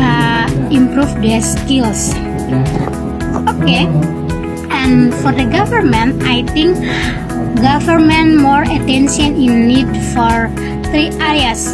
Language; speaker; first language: English; non-native, learner; Indonesian